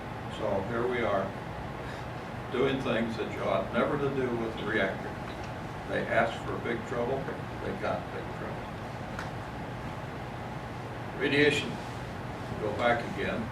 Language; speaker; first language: English; native; English